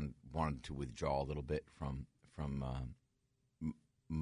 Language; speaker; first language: English; native; English